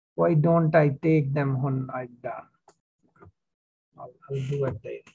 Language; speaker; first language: English; non-native, local second language; Hindi